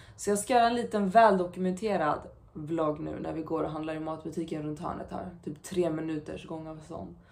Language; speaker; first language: Swedish; native; Swedish